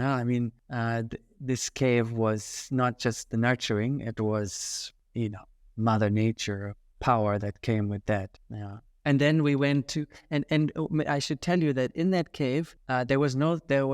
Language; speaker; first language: English; non-native, fluent; German